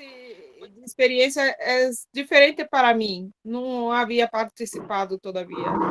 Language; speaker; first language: Spanish; non-native, learner; Portuguese